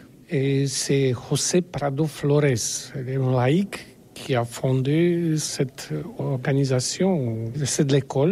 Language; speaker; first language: French; non-native, learner; Polish